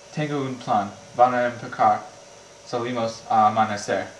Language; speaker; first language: Spanish; non-native, learner; English